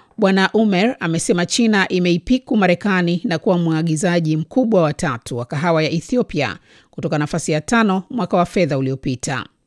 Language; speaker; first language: Swahili; native; Swahili